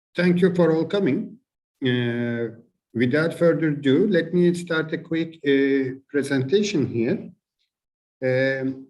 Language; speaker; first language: English; non-native, fluent; Turkish